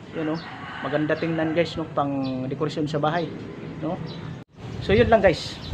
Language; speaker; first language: Filipino; non-native, local second language; Cebuano